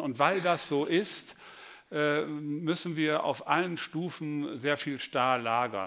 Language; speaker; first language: German; native; German